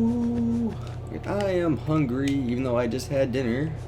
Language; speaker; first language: English; native; English